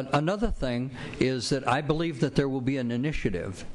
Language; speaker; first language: English; native; English